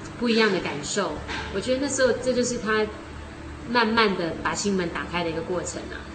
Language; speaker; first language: Chinese; native; Chinese